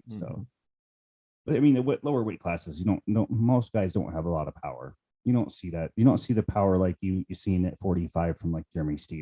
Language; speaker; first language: English; native; English